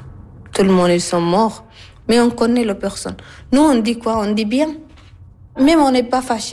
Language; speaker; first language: French; non-native, learner; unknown